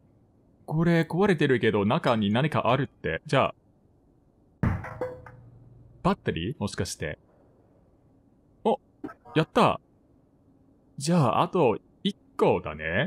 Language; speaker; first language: Japanese; non-native, fluent; English